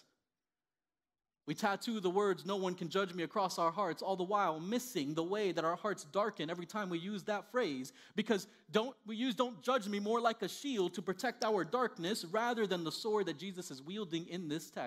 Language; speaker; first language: English; early bilingual, other home language; Spanish